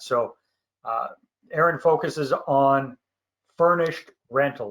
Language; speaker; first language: English; native; English